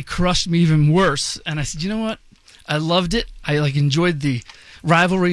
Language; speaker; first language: English; native; English